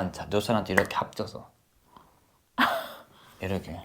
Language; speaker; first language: Korean; non-native, learner; Spanish